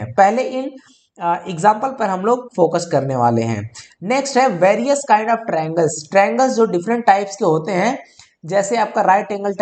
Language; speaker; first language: Hindi; native; Hindi